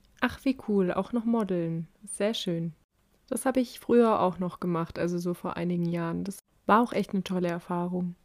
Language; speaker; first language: German; native; German